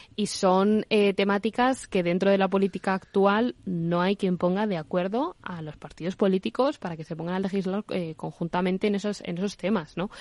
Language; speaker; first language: Spanish; native; Spanish